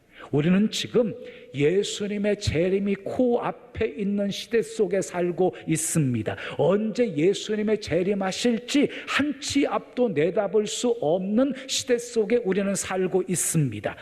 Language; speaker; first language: Korean; native; Korean